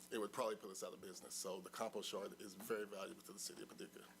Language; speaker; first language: English; native; English